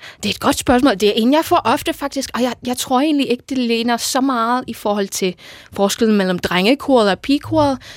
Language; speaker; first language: Danish; non-native, fluent; English